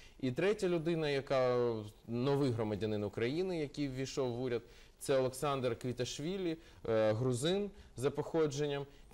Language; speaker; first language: Ukrainian; non-native, local second language; Russian